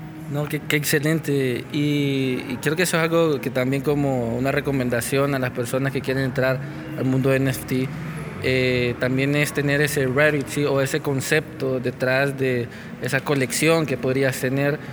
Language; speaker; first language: Spanish; native; Spanish